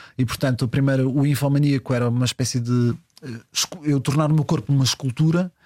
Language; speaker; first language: Portuguese; early bilingual, heritage; Portuguese